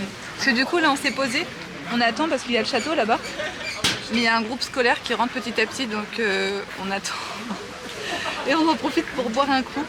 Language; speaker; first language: French; native; French